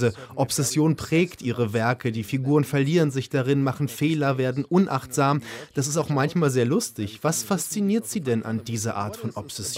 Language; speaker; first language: German; native; German